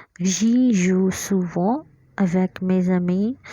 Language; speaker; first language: French; non-native, fluent; Hindi